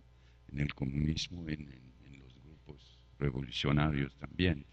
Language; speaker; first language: Spanish; non-native, fluent; French